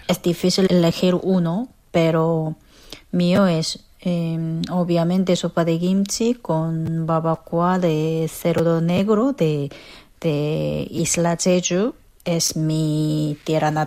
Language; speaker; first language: Spanish; non-native, learner; Korean